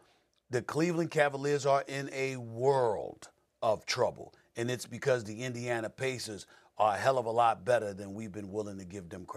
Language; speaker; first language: English; native; English